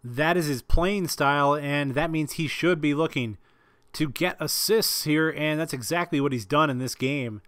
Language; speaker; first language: English; native; English